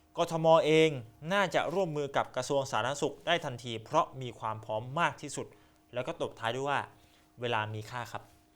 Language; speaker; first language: Thai; native; Thai